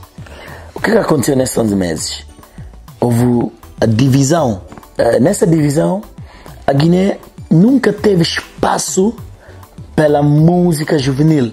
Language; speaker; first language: Portuguese; non-native, local second language; Upper Guinea Crioulo